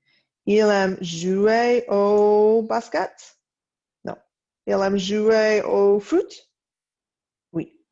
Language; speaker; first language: French; non-native, fluent; English